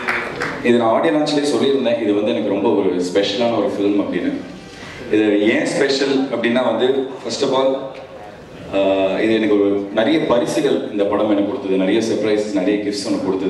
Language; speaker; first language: Tamil; native; Tamil